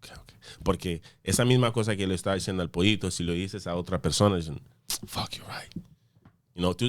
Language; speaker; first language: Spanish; early bilingual, other home language; English